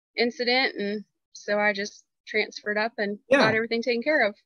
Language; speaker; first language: English; native; English